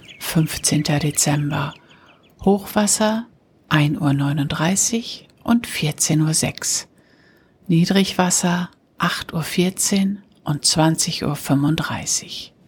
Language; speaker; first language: German; native; German